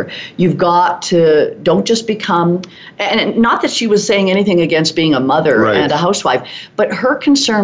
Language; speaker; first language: English; native; English